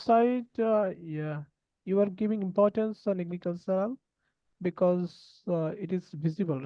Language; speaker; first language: English; non-native, learner; Bangla